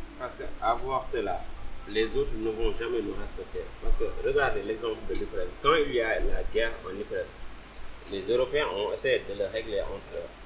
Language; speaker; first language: French; non-native, local second language; Wolof